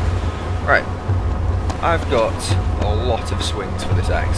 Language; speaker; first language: English; native; English